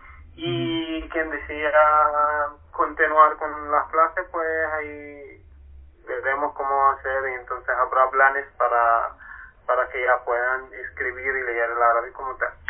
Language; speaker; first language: Spanish; non-native, fluent; Arabic